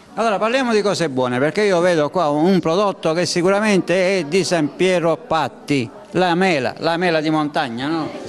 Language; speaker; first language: Italian; native; Italian